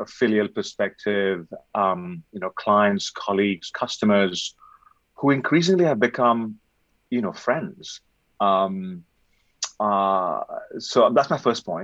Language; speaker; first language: English; non-native, local second language; Hindi